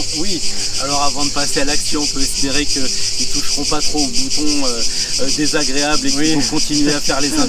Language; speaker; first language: French; native; French